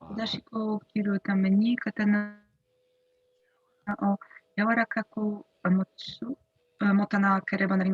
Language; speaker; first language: Japanese; non-native, learner; English